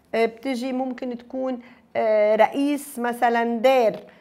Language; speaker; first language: Arabic; native; Arabic